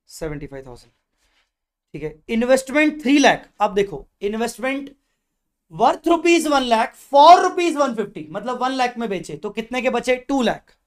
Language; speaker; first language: Hindi; native; Hindi